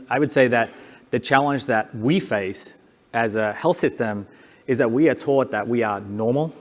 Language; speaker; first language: English; native; English